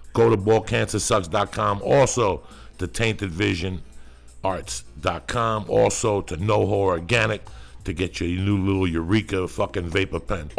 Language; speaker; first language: English; native; English